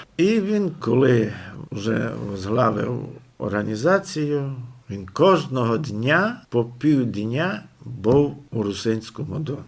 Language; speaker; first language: Ukrainian; native; Ukrainian